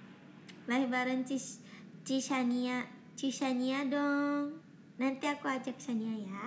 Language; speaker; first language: Indonesian; non-native, fluent; Japanese